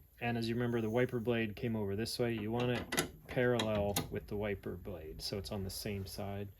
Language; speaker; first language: English; native; English